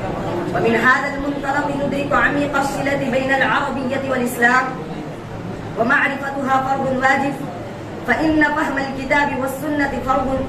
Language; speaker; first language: Arabic; non-native, learner; Urdu